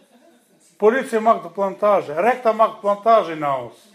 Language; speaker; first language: Dutch; non-native, learner; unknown